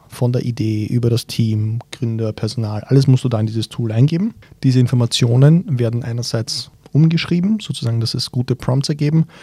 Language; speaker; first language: German; early bilingual, other home language; Bosnian